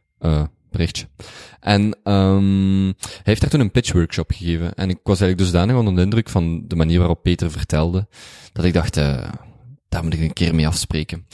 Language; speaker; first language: Dutch; native; Dutch